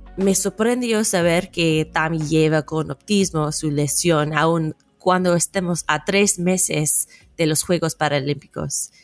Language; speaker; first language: Spanish; non-native, fluent; English